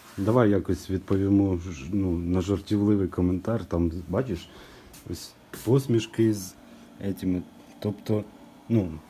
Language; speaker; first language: Ukrainian; non-native, local second language; Russian